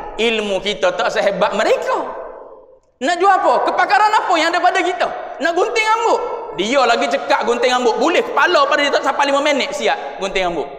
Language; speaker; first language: Malay; native; Malay